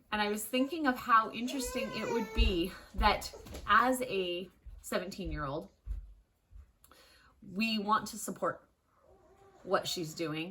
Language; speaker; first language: English; native; English